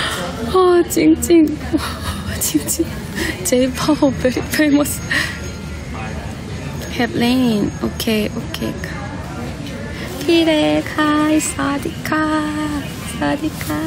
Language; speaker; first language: English; non-native, learner; Korean